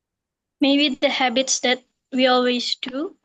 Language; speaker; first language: English; non-native, learner; Indonesian